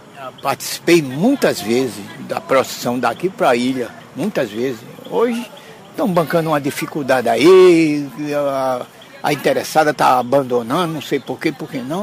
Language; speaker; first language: Portuguese; native; Portuguese